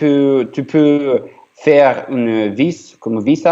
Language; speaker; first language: French; non-native, learner; Ukrainian